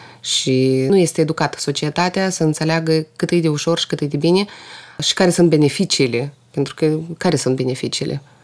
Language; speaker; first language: Romanian; non-native, local second language; Russian